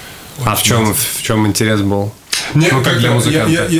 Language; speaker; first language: Russian; native; Russian